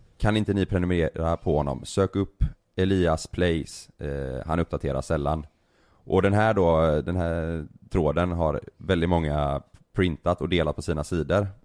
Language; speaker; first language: Swedish; native; Swedish